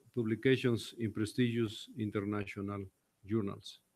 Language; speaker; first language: English; non-native, fluent; Spanish